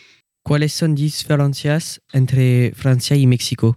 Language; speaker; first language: Spanish; non-native, learner; French